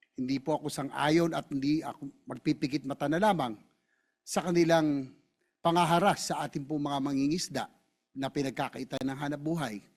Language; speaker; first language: Filipino; native; Filipino